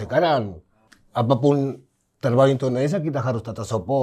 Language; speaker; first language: Indonesian; non-native, fluent; Spanish